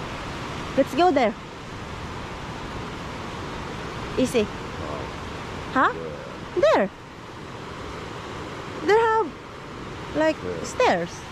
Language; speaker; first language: English; non-native, local second language; Filipino